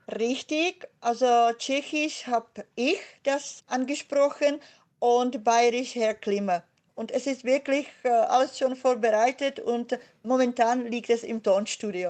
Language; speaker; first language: German; non-native, fluent; Czech